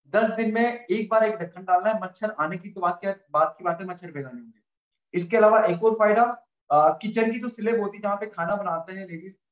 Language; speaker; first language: Hindi; native; Hindi